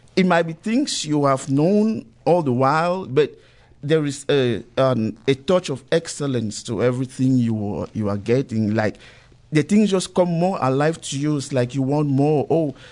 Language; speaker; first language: English; non-native, local second language; Igbo